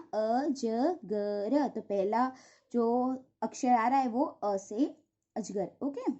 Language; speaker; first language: Hindi; non-native, local second language; Gujarati